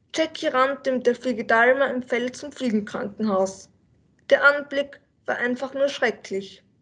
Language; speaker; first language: German; native; German